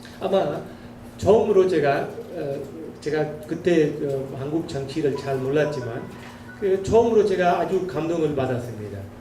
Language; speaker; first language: Korean; non-native, learner; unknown